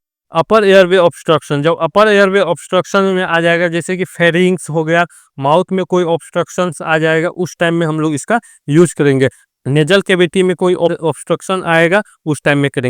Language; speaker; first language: Hindi; native; Hindi